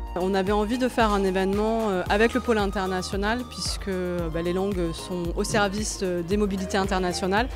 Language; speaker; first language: French; native; French